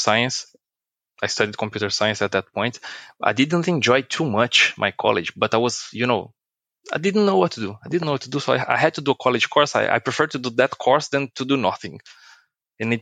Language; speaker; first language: English; non-native, fluent; Portuguese